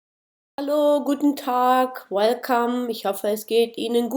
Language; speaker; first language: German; non-native, fluent; English